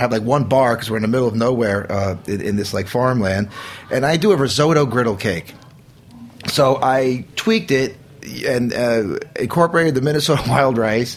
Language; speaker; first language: English; native; English